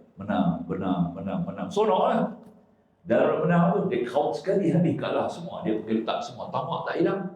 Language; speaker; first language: Malay; native; Malay